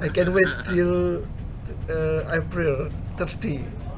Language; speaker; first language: English; non-native, learner; Indonesian